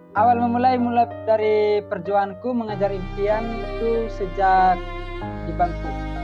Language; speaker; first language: Indonesian; non-native, local second language; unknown